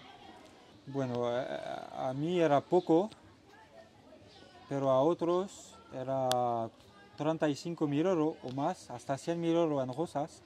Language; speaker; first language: Spanish; non-native, learner; French